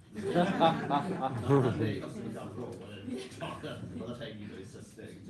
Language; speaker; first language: Welsh; non-native, local second language; English